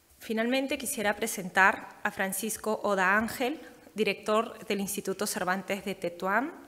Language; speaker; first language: Spanish; native; Spanish